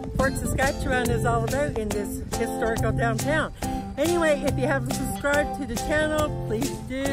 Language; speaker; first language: English; native; English